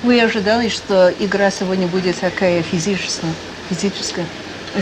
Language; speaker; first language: Russian; non-native, fluent; English